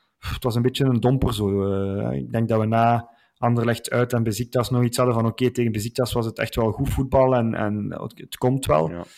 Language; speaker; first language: Dutch; native; Dutch